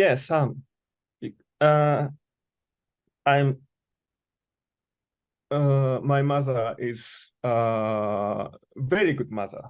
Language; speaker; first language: English; non-native, learner; Japanese